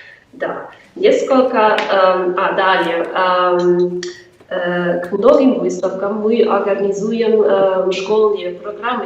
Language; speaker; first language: Russian; non-native, fluent; German